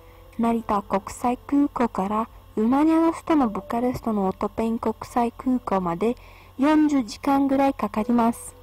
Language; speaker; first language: Japanese; non-native, learner; Romanian